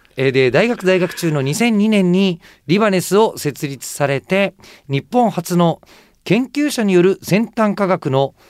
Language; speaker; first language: Japanese; native; Japanese